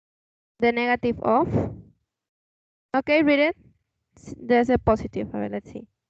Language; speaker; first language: English; non-native, fluent; Spanish